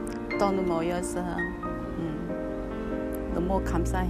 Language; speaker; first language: Korean; early bilingual, other home language; Chinese